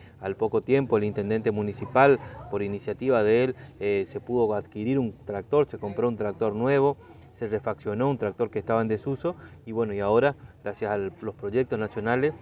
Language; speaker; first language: Spanish; native; Spanish